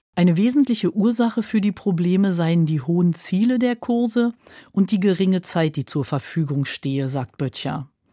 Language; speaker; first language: German; native; German